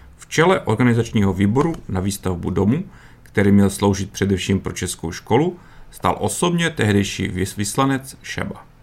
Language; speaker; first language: Czech; early bilingual, heritage; Czech